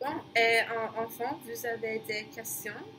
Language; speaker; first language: French; non-native, learner; English